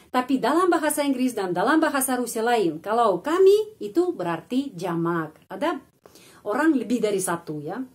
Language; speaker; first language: Indonesian; non-native, fluent; Russian